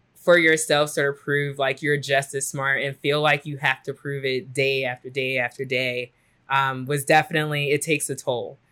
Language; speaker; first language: English; native; English